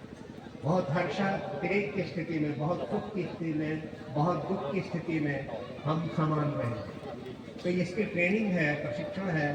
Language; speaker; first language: Hindi; native; Hindi